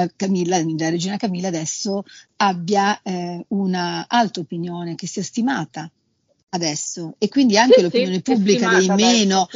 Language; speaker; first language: Italian; native; Italian